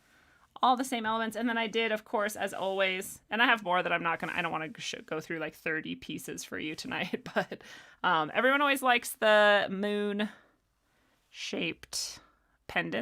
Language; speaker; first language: English; native; English